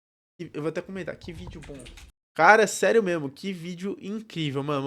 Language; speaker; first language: Portuguese; native; Portuguese